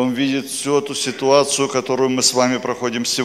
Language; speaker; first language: Polish; non-native, learner; Russian